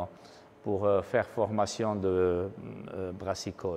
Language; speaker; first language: French; non-native, fluent; Italian